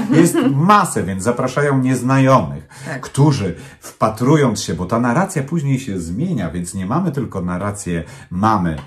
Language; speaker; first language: Polish; native; Polish